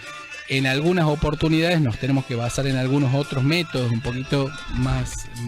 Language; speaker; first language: Spanish; native; Spanish